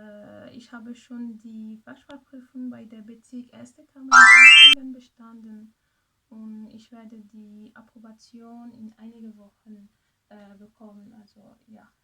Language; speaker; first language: German; non-native, learner; French